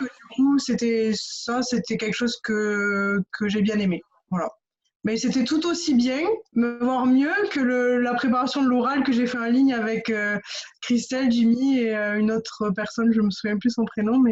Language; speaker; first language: French; native; French